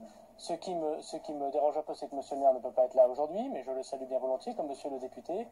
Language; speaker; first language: French; native; French